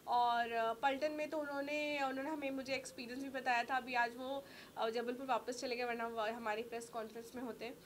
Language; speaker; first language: Hindi; native; Hindi